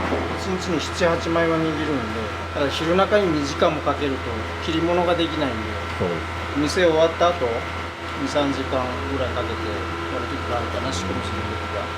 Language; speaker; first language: Japanese; native; Japanese